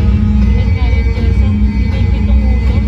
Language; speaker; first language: Filipino; native; Filipino